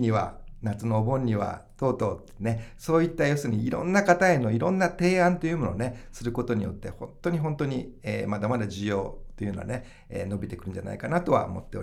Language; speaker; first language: Japanese; native; Japanese